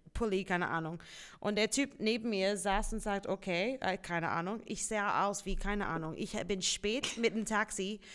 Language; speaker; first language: German; non-native, fluent; English